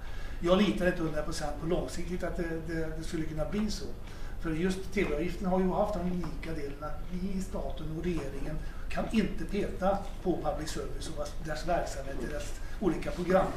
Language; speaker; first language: Swedish; native; Swedish